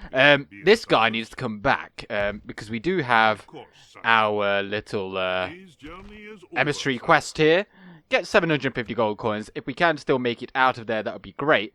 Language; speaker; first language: English; native; English